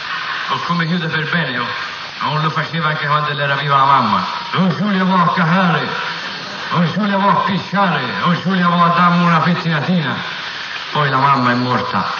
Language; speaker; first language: Italian; native; Italian